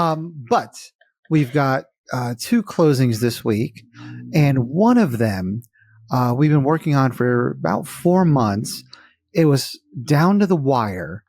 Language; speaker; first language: English; native; English